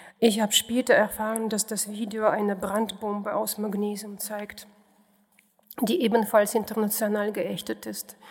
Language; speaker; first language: German; non-native, fluent; Russian